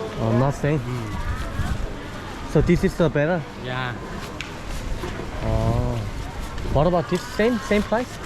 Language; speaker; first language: English; non-native, learner; Korean